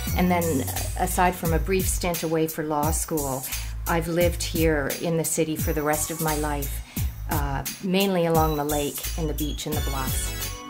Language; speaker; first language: English; native; English